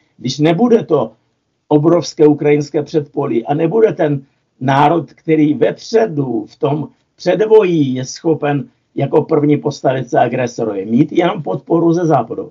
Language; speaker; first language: Czech; non-native, fluent; Russian